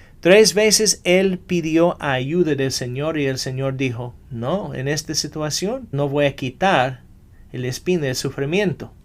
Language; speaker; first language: Spanish; non-native, fluent; English